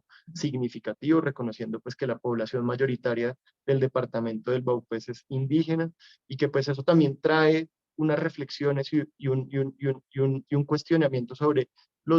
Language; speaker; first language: Spanish; native; Spanish